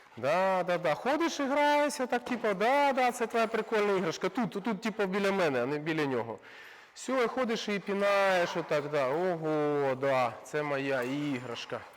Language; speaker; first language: Ukrainian; non-native, local second language; Russian